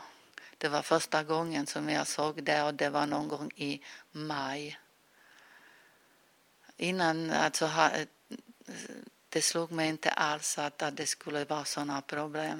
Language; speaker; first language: Swedish; non-native, fluent; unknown